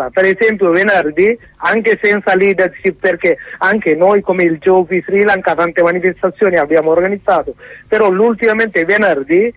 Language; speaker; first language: Italian; non-native, learner; Sinhala